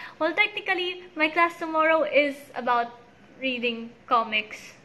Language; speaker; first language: English; non-native, local second language; Filipino